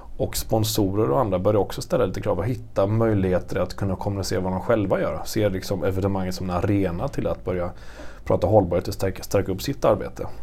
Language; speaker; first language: Swedish; native; Swedish